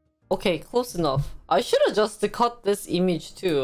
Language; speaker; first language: English; early bilingual, other home language; Korean